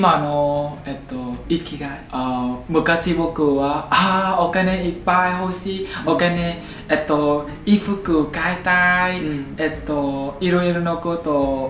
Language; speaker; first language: Japanese; non-native, learner; Vietnamese